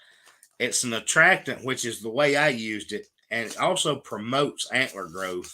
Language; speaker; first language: English; native; English